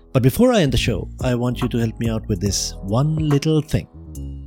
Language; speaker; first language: English; non-native, local second language; Gujarati